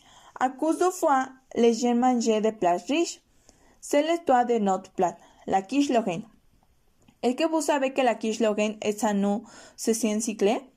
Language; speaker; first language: French; non-native, learner; Spanish